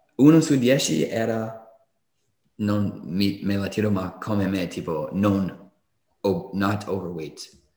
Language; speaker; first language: Italian; non-native, fluent; English